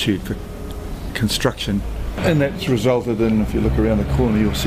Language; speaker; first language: English; native; English